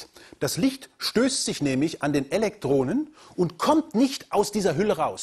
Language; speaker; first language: German; native; German